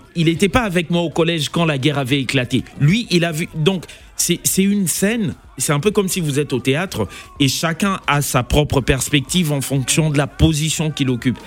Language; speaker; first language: French; non-native, local second language; Lingala